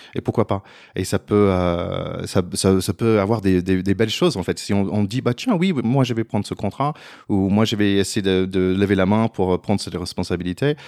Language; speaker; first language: French; non-native, fluent; English